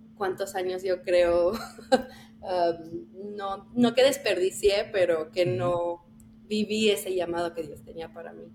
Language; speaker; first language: Spanish; early bilingual, heritage; Spanish